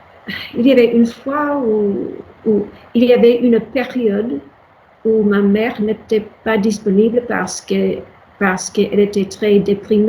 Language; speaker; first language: French; non-native, fluent; English